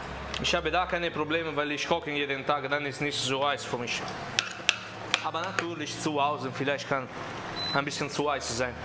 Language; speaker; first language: German; non-native, learner; Italian